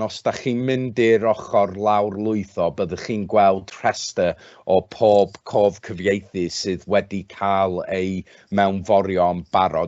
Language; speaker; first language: Welsh; non-native, local second language; English